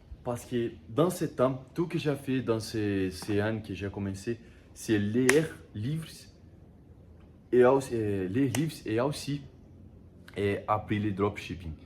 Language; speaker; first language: French; non-native, learner; Portuguese